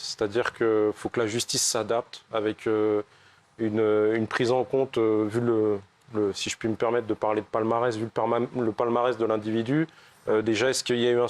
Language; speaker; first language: French; native; French